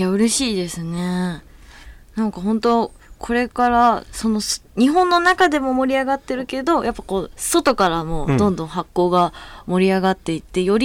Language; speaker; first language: Japanese; native; Japanese